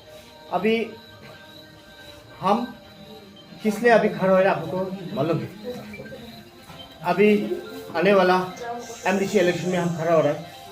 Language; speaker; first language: Hindi; non-native, local second language; Garo